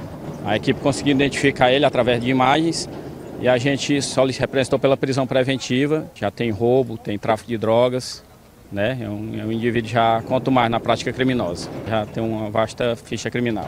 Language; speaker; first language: Portuguese; native; Portuguese